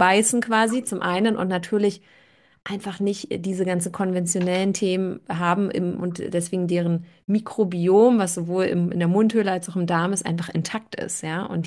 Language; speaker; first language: German; native; German